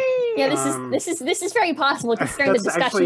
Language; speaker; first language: English; native; English